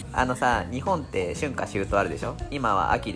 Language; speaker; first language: Japanese; native; Japanese